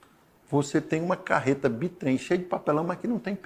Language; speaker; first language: Portuguese; native; Portuguese